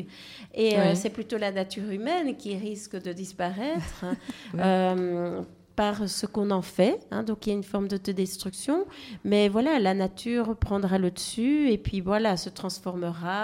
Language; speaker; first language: French; native; French